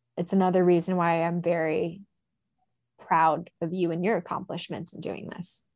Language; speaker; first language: English; non-native, local second language; Japanese